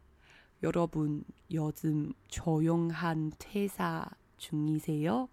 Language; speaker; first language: Korean; non-native, fluent; Chinese